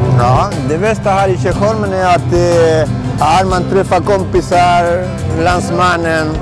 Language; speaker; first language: Swedish; non-native, fluent; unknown